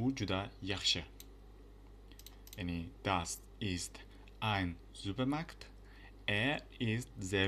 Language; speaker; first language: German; non-native, fluent; Uzbek